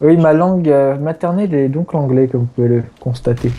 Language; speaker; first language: French; native; French